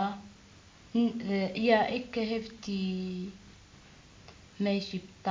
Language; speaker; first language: Dutch; non-native, learner; Arabic